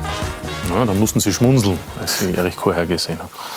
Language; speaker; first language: German; native; German